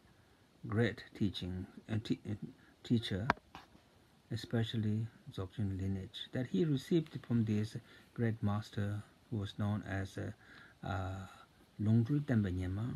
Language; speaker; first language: English; non-native, fluent; Tibetan